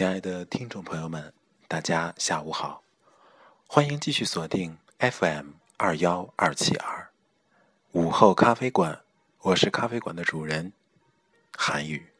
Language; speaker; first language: Chinese; native; Chinese